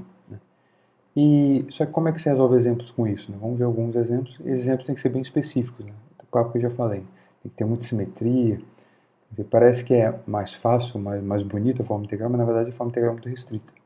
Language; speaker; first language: Portuguese; native; Portuguese